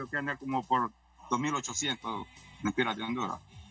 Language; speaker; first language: Spanish; native; Spanish